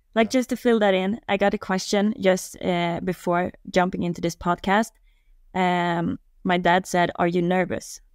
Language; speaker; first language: English; non-native, fluent; Swedish